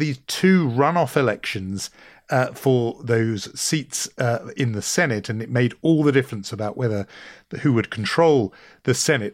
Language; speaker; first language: English; native; English